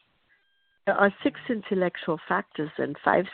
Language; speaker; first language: English; non-native, fluent; German